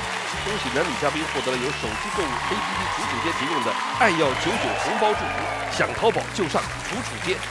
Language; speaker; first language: Chinese; native; Chinese